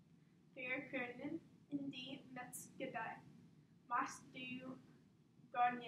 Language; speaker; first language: German; non-native, learner; English